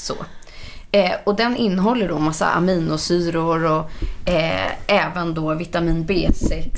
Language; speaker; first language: Swedish; native; Swedish